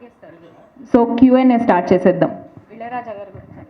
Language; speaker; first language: Telugu; native; Telugu